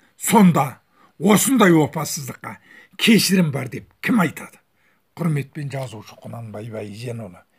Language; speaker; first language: Kazakh; native; Kazakh